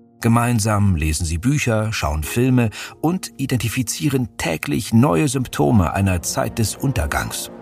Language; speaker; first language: German; native; German